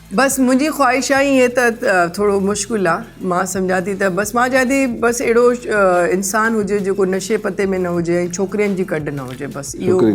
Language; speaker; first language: Sindhi; non-native, local second language; Urdu